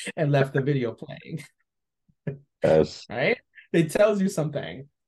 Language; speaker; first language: English; non-native, fluent; Spanish